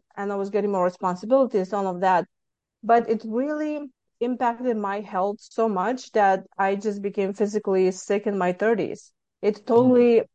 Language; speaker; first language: English; non-native, fluent; Lithuanian